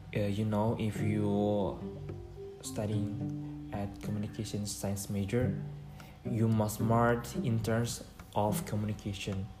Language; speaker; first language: English; non-native, learner; Indonesian